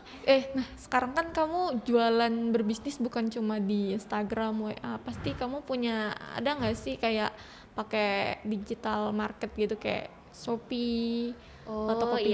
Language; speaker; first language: Indonesian; native; Indonesian